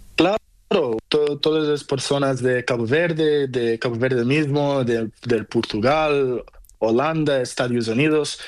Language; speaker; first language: Spanish; non-native, learner; Portuguese